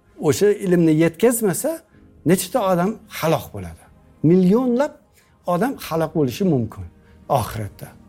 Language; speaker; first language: Uzbek; non-native, fluent; English